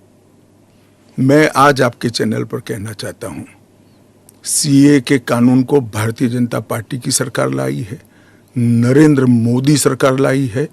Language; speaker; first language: Hindi; non-native, local second language; Gujarati